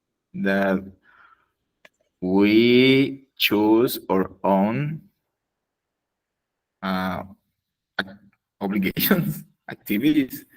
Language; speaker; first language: English; non-native, learner; Spanish